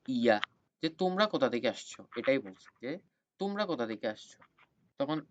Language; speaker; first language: Bangla; native; Bangla